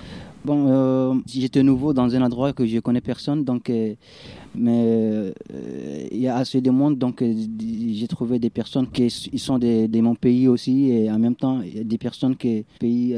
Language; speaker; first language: French; non-native, fluent; Arabic